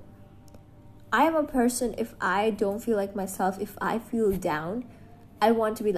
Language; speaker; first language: English; non-native, local second language; Hindi